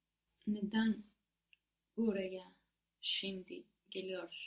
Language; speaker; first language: Turkish; non-native, learner; English